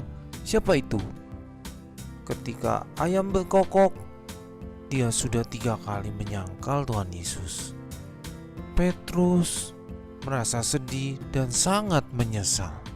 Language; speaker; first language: Indonesian; native; Indonesian